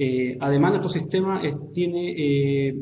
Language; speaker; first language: Spanish; native; Spanish